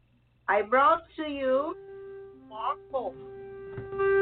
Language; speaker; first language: English; non-native, learner; Portuguese